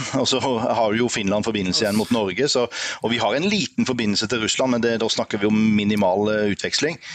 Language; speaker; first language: Norwegian; native; Norwegian